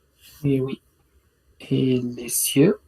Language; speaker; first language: French; non-native, learner; Spanish